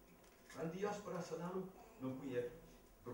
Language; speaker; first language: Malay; non-native, fluent; Dutch